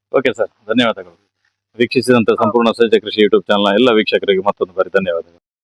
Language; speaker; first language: Kannada; native; Kannada